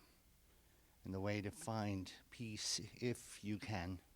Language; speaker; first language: English; native; English